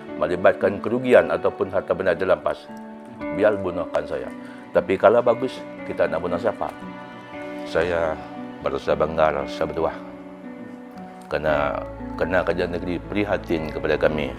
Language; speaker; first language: Malay; non-native, local second language; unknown